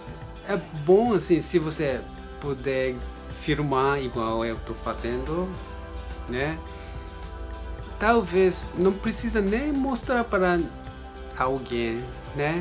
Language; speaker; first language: Portuguese; non-native, learner; Japanese